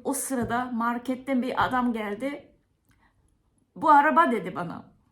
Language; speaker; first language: Turkish; non-native, fluent; Japanese